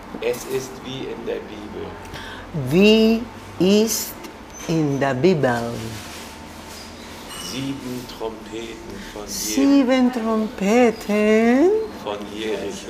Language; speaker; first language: German; non-native, learner; Spanish